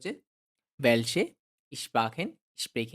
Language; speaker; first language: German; non-native, fluent; Bangla